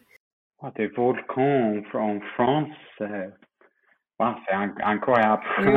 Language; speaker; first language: French; non-native, fluent; English